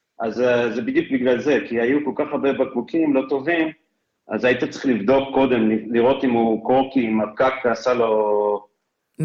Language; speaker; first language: Hebrew; non-native, fluent; English